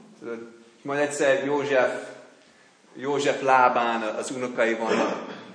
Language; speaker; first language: Hungarian; non-native, fluent; English